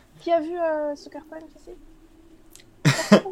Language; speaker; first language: French; native; French